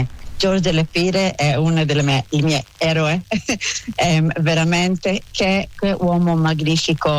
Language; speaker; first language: Italian; non-native, learner; Hebrew